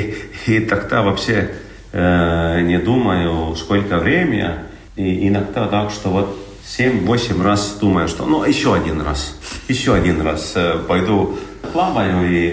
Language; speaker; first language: Russian; non-native, local second language; Estonian